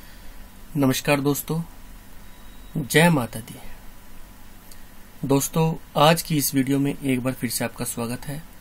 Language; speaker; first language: Hindi; native; Hindi